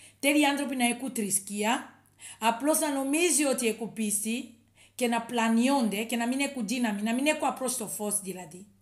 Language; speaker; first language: Greek; non-native, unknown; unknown